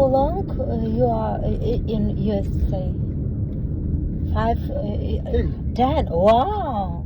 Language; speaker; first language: English; non-native, learner; Ukrainian